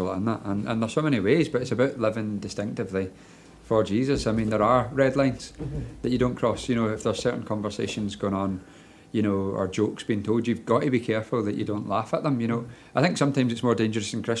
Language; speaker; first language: English; native; English